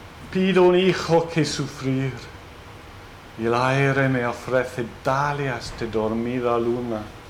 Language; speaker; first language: English; native; English